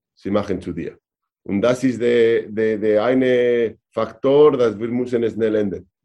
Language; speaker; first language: German; non-native, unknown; Spanish